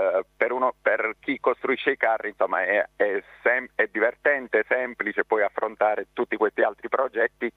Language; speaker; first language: Italian; native; Italian